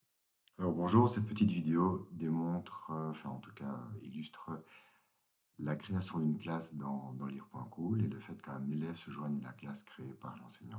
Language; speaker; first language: French; native; French